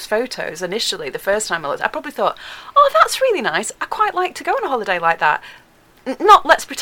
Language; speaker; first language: English; native; English